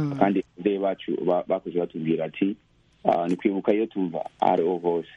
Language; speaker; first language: Rundi; early bilingual, heritage; Rundi